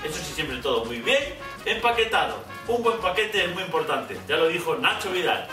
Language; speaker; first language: Spanish; native; Spanish